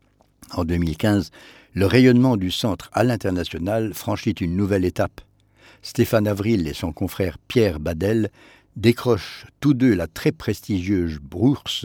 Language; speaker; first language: French; native; French